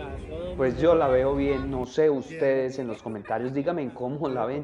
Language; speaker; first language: Spanish; native; Spanish